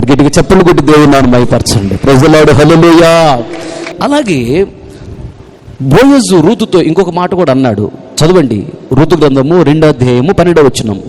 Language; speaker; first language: Telugu; native; Telugu